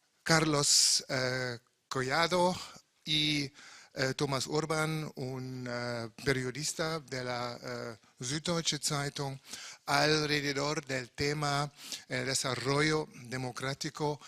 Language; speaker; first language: Spanish; non-native, fluent; German